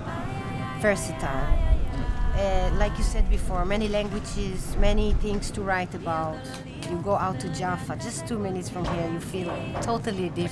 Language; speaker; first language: English; non-native, fluent; Hebrew